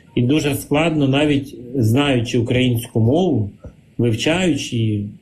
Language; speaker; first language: Ukrainian; non-native, local second language; Russian